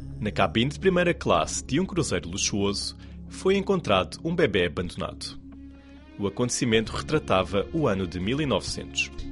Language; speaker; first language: Portuguese; non-native, fluent; Chinese